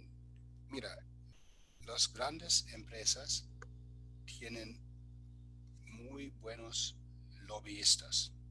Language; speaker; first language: Spanish; non-native, fluent; German